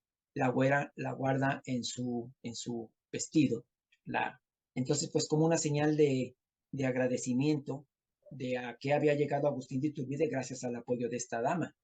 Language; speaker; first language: Spanish; native; Spanish